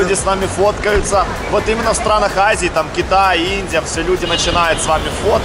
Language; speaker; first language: Russian; native; Russian